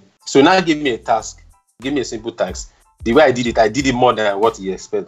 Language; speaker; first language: English; non-native, local second language; Yoruba